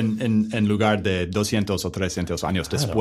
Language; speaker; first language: Spanish; non-native, learner; English